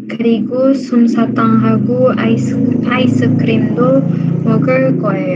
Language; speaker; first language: Korean; non-native, learner; Indonesian